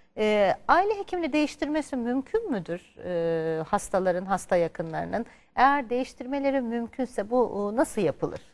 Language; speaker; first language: Turkish; native; Turkish